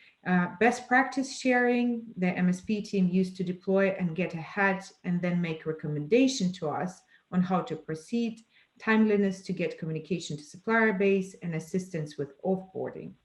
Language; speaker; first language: English; non-native, fluent; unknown